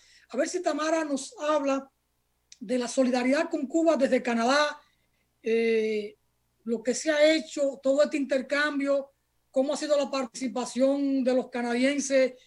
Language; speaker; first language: Spanish; native; Spanish